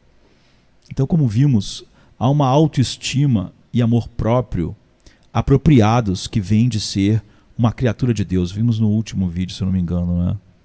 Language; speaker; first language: Portuguese; native; Portuguese